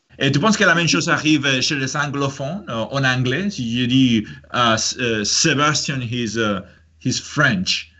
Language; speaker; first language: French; non-native, fluent; Spanish